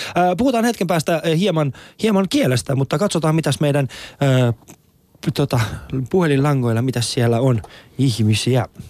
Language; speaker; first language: Finnish; non-native, fluent; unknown